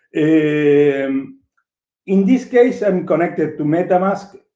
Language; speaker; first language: English; non-native, fluent; Spanish